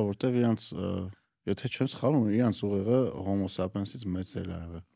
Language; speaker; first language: Armenian; native; Armenian